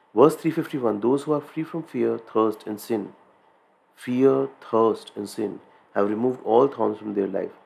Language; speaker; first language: English; non-native, local second language; Hindi